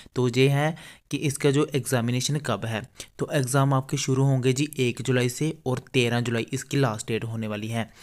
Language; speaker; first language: Hindi; native; Hindi